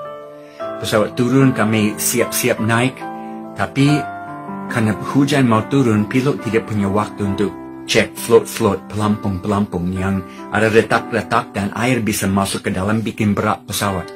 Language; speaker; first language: Indonesian; non-native, fluent; English